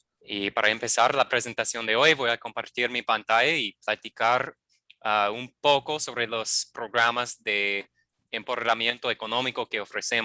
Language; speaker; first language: Spanish; non-native, fluent; English